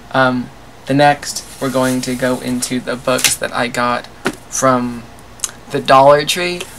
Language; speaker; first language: English; native; English